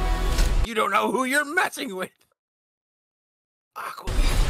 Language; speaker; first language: English; native; English